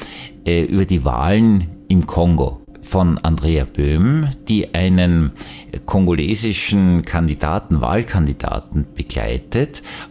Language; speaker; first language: German; native; German